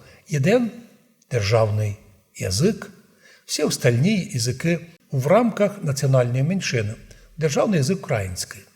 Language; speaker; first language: Ukrainian; non-native, local second language; Rusyn